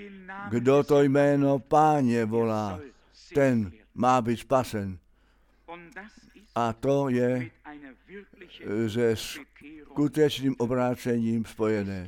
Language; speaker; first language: Czech; non-native, fluent; German